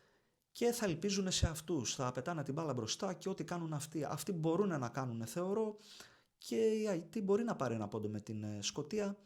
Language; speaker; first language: Greek; native; Greek